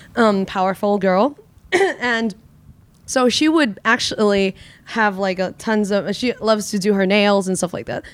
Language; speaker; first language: English; native; English